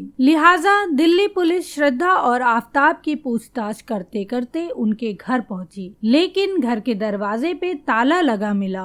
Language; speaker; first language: Hindi; native; Hindi